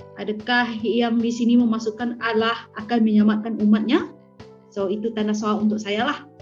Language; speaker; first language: Malay; non-native, local second language; Iban